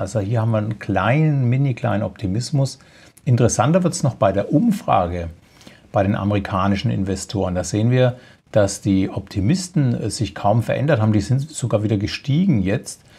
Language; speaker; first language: German; native; German